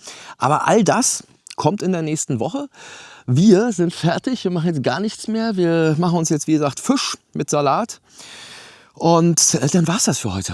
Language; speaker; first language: German; native; German